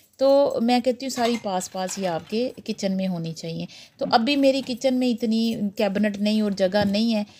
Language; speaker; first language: Urdu; non-native, local second language; Punjabi